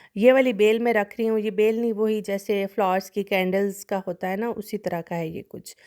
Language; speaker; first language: Urdu; non-native, local second language; Punjabi